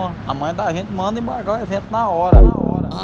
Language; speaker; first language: Portuguese; native; Portuguese